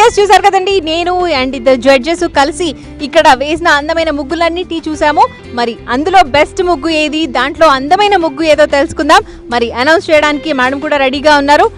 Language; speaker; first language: Telugu; native; Telugu